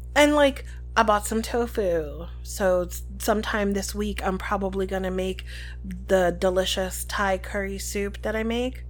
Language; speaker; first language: English; early bilingual, other home language; Spanish